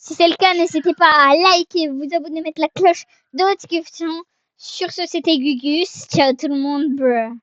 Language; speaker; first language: French; native; French